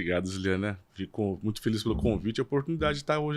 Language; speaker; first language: Portuguese; native; Portuguese